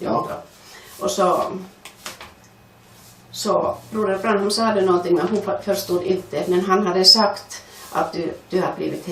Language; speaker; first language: Swedish; non-native, fluent; Finnish